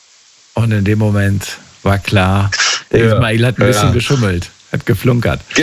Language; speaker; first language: German; native; German